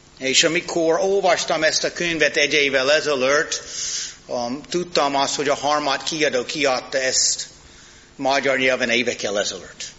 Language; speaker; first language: Hungarian; non-native, fluent; English